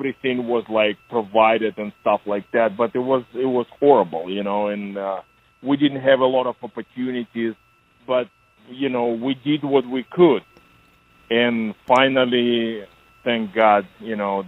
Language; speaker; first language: English; non-native, fluent; Ukrainian